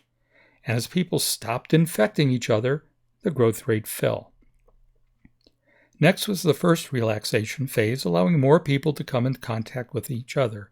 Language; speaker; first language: English; native; English